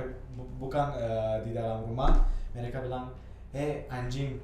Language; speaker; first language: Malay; non-native, learner; Tajik